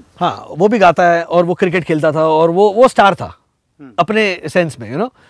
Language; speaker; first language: Hindi; non-native, local second language; Marathi